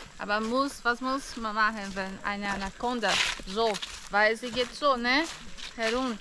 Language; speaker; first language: German; non-native, learner; Portuguese